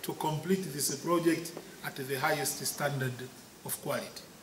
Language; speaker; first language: English; non-native, local second language; Swahili